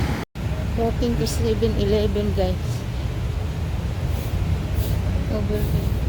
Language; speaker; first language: English; non-native, learner; Filipino